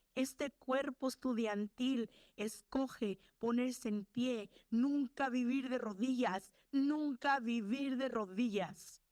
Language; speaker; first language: Spanish; early bilingual, other home language; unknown